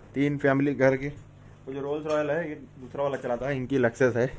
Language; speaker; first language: Hindi; non-native, local second language; Urdu